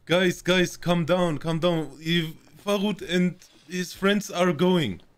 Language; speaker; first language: English; non-native, learner; German